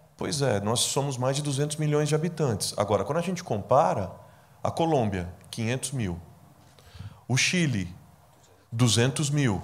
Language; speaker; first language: Portuguese; native; Portuguese